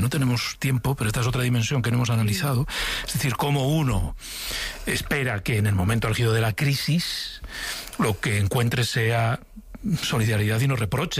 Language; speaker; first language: Spanish; native; Spanish